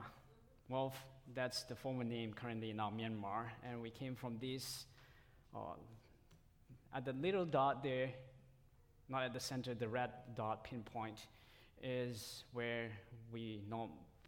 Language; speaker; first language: English; non-native, fluent; Tedim Chin